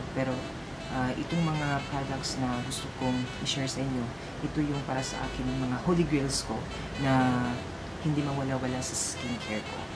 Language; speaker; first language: Filipino; non-native, local second language; Cebuano